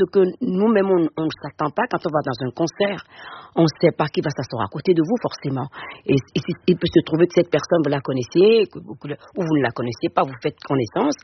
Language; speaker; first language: French; non-native, local second language; Fon